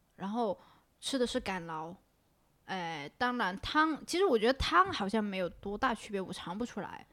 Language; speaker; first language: Chinese; non-native, local second language; Cantonese